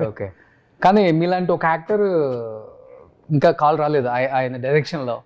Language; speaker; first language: Telugu; native; Telugu